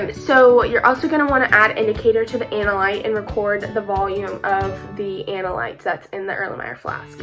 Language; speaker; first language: English; native; English